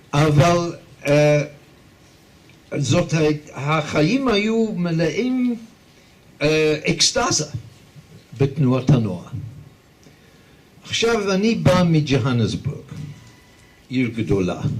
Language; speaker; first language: Hebrew; non-native, fluent; English